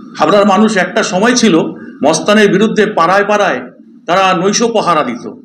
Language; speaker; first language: Bangla; native; Bangla